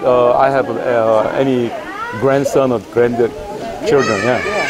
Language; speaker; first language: English; non-native, learner; Korean